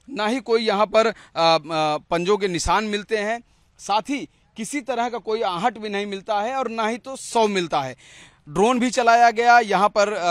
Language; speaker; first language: Hindi; native; Hindi